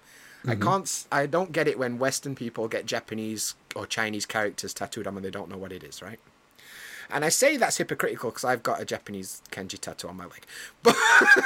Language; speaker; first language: English; native; English